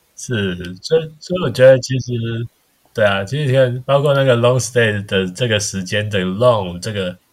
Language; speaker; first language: Chinese; native; Chinese